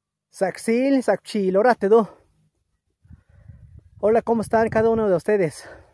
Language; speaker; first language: Spanish; non-native, local second language; Zapotec